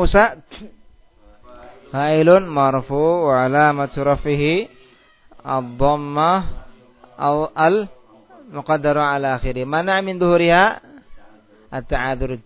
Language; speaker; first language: Arabic; non-native, fluent; Indonesian